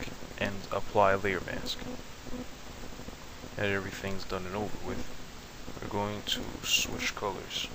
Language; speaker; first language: English; native; English